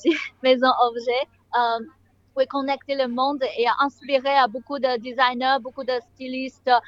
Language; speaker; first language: French; non-native, learner; Chinese